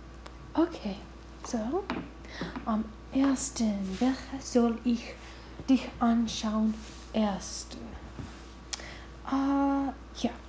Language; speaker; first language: German; non-native, learner; English